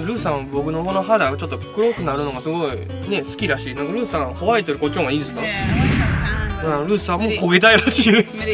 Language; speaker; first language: Japanese; native; Japanese